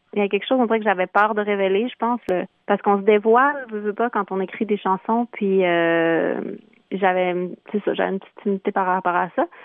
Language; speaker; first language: French; native; French